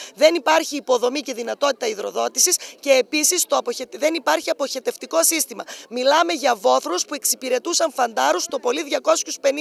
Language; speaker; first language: Greek; native; Greek